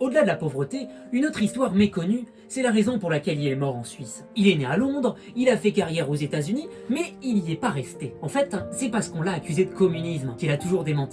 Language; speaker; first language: French; native; French